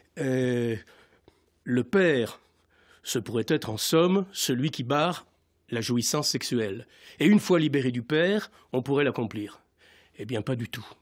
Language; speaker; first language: French; native; French